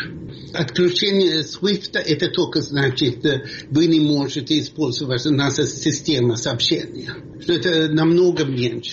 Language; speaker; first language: Russian; non-native, fluent; Swedish